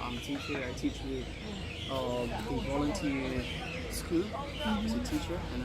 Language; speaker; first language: English; non-native, learner; Burmese